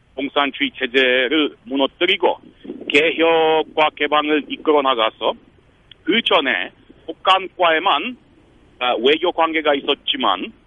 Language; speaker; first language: Korean; non-native, fluent; Romanian